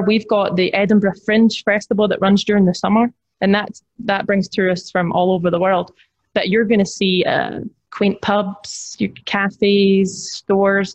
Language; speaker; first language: English; native; English